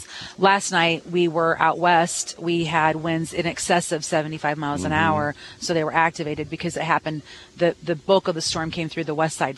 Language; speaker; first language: English; native; English